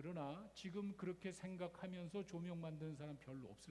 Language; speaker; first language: Korean; native; Korean